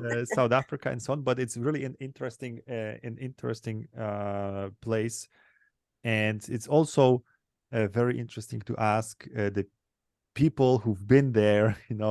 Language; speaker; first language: English; non-native, fluent; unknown